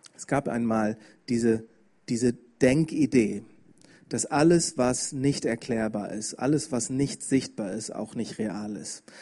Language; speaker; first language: German; native; German